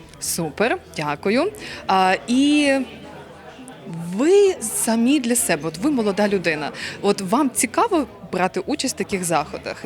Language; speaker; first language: Ukrainian; native; Ukrainian